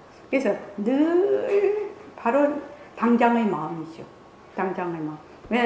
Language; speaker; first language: Korean; native; Korean